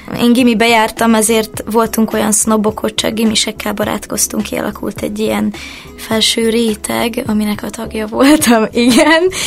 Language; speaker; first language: Hungarian; native; Hungarian